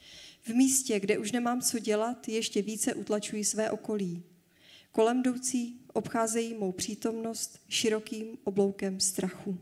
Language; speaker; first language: Czech; native; Czech